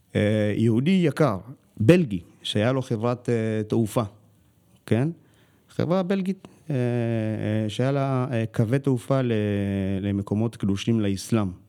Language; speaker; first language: Hebrew; early bilingual, other home language; Amharic